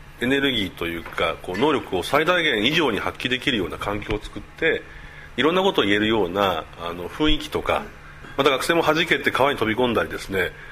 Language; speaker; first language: Japanese; native; Japanese